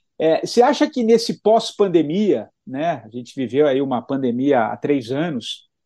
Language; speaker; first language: Portuguese; native; Portuguese